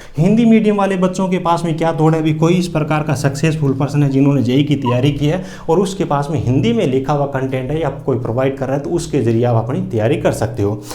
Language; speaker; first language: Hindi; native; Hindi